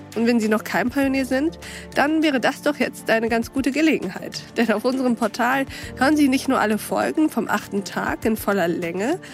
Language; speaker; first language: German; native; German